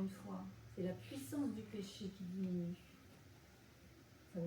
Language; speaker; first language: French; native; French